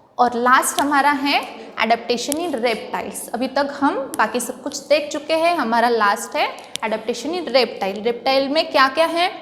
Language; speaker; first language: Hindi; non-native, local second language; Marathi